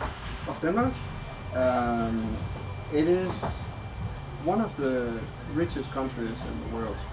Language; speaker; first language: English; non-native, fluent; Danish